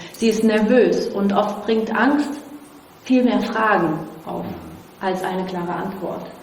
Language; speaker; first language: German; non-native, fluent; Portuguese